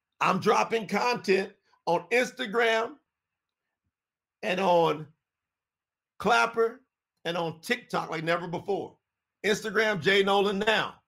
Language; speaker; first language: English; native; English